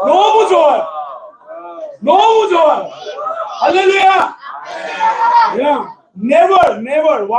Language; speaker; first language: Korean; non-native, learner; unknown